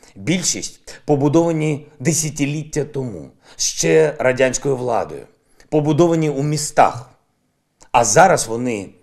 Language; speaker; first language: Ukrainian; non-native, local second language; Russian